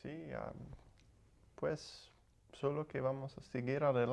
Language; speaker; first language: Spanish; non-native, learner; English